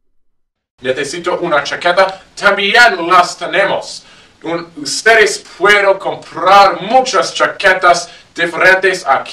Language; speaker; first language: Spanish; non-native, learner; English